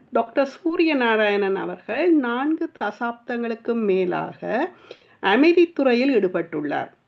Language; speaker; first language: Tamil; native; Tamil